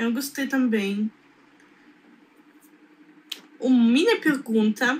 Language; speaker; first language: Portuguese; non-native, learner; Russian